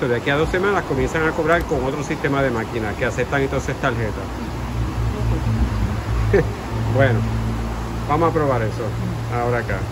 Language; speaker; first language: Spanish; native; Spanish